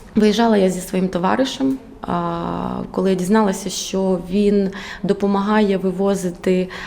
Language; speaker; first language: Ukrainian; native; Ukrainian